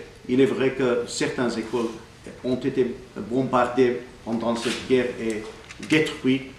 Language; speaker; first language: French; non-native, fluent; Armenian